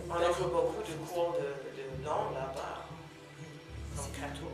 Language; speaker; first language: French; non-native, fluent; English